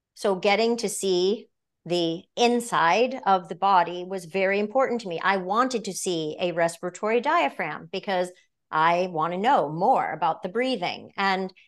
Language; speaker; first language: English; native; English